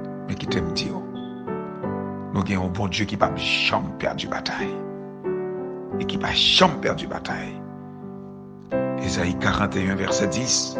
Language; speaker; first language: French; non-native, local second language; Haitian Creole